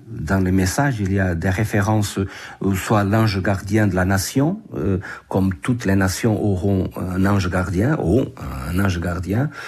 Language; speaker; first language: French; non-native, fluent; Portuguese